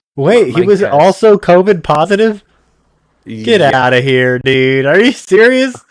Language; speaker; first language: English; native; English